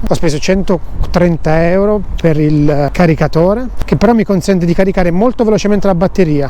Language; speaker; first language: Italian; native; Italian